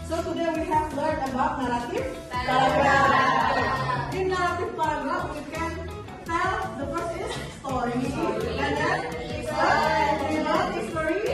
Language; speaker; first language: English; non-native, fluent; Indonesian